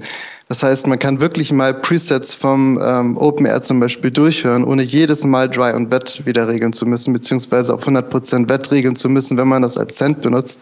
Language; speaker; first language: German; native; German